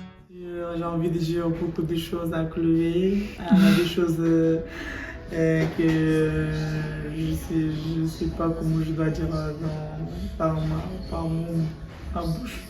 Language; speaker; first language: French; non-native, learner; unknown